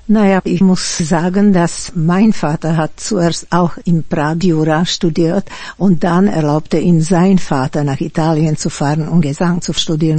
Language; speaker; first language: German; non-native, fluent; Slovak